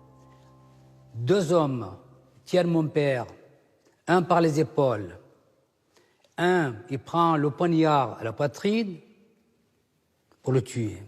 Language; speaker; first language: French; non-native, fluent; Assyrian Neo-Aramaic